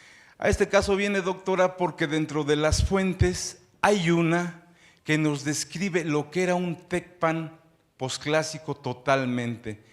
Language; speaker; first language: Spanish; native; Spanish